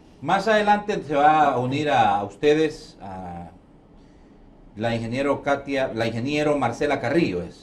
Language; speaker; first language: Spanish; native; Spanish